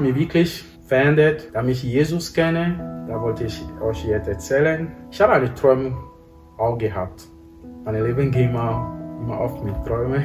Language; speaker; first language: German; non-native, fluent; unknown